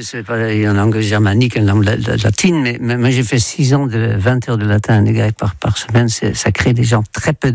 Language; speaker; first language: French; non-native, fluent; Dutch